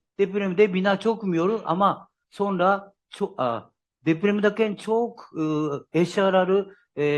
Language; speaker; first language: Turkish; non-native, learner; Japanese